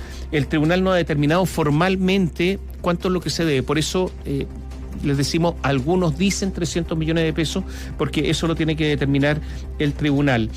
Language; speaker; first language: Spanish; native; Spanish